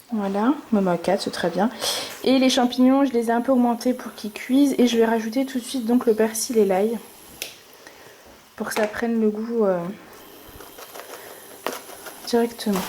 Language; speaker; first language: French; native; French